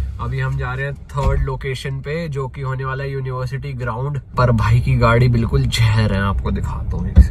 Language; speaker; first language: Hindi; native; Hindi